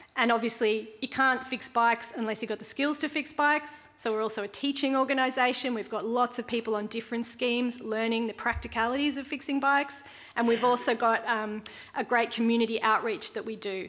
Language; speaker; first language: English; native; English